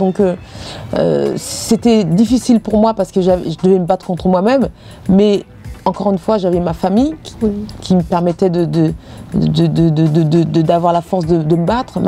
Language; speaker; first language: French; native; French